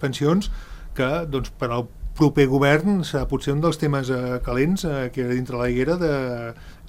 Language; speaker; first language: Catalan; native; Catalan